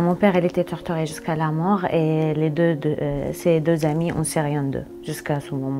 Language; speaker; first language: French; non-native, fluent; Arabic